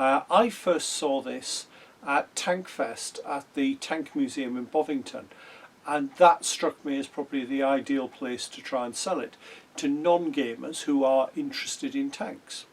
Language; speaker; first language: English; native; English